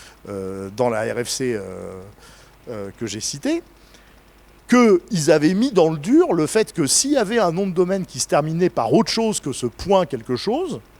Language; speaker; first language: French; native; French